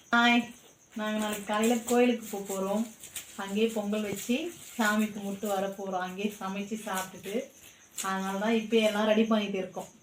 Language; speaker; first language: Tamil; native; Tamil